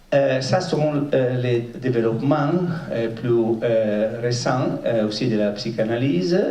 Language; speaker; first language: French; non-native, fluent; Italian